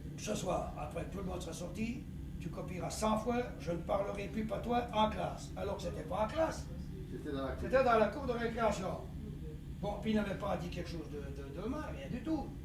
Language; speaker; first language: French; native; French